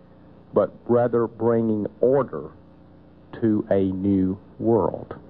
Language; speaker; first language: English; native; English